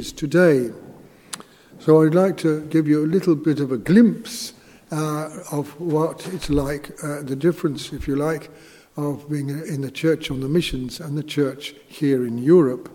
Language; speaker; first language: English; native; English